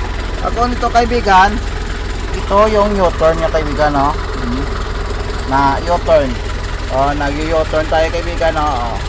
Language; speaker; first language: Filipino; non-native, local second language; Cebuano